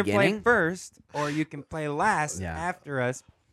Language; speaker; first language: English; native; English